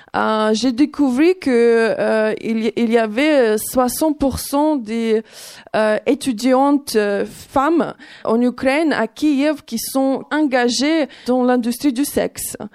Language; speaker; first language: French; non-native, fluent; Ukrainian